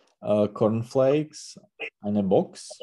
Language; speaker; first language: German; non-native, learner; Czech